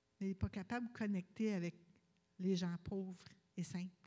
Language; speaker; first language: French; native; French